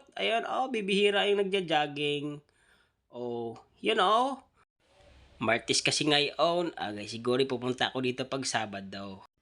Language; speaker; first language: Filipino; native; Filipino